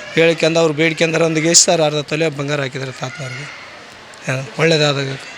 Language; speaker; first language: Kannada; native; Kannada